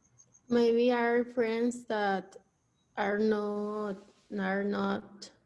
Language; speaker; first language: English; non-native, learner; Spanish